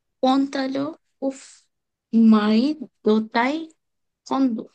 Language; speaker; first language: French; non-native, learner; Bangla